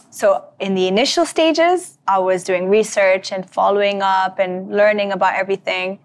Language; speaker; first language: English; native; English